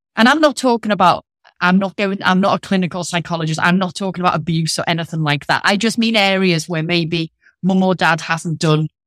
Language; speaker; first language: English; native; English